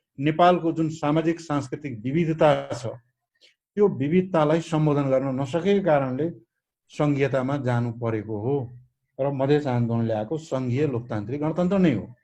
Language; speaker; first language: Nepali; non-native, local second language; Maithili